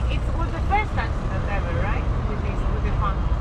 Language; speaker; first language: English; non-native, fluent; Greek